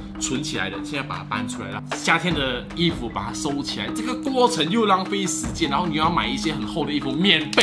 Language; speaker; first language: Chinese; native; Chinese